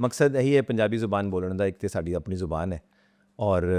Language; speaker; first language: Urdu; non-native, local second language; Punjabi